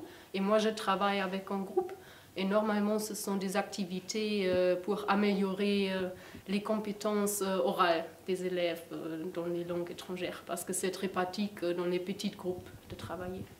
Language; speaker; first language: French; non-native, fluent; German